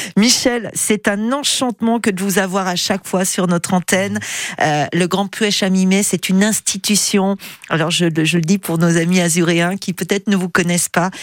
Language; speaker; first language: French; native; French